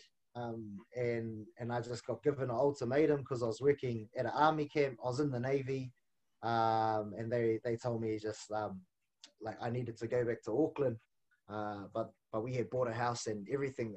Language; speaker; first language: English; non-native, local second language; Māori